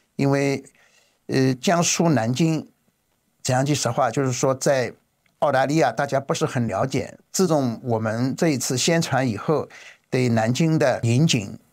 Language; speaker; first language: Chinese; native; Chinese